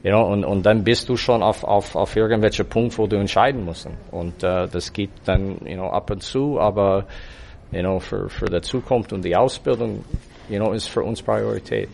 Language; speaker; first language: German; non-native, fluent; English